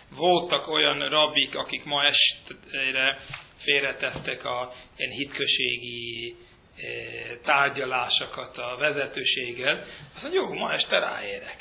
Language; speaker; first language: Hungarian; early bilingual, heritage; Hungarian